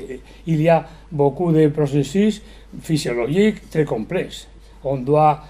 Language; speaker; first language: French; non-native, learner; Spanish